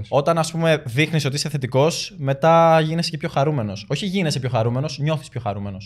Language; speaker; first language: Greek; early bilingual, other home language; Albanian